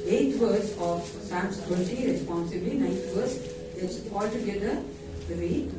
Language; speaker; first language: English; non-native, local second language; Kannada